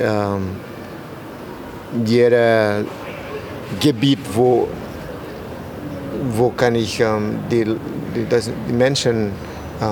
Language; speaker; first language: German; non-native, learner; Spanish